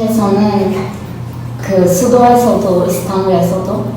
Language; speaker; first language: Korean; non-native, fluent; Turkish